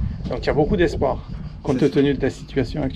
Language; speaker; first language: French; native; French